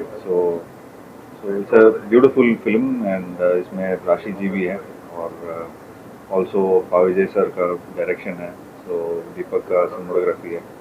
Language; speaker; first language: Hindi; non-native, local second language; Tamil